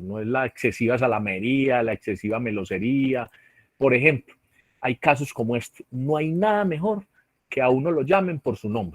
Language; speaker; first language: Spanish; native; Spanish